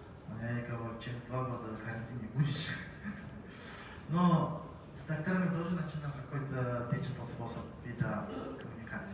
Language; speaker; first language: Russian; non-native, learner; Mongolian